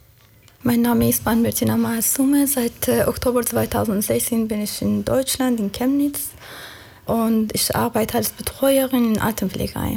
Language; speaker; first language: German; non-native, learner; Persian